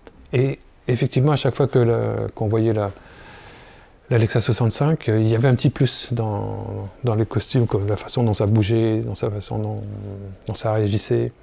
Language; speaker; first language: French; native; French